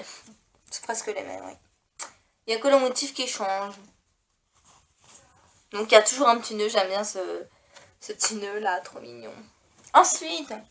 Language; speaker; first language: French; native; French